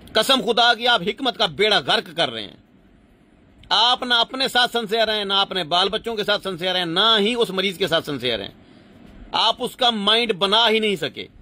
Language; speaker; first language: Urdu; non-native, local second language; Punjabi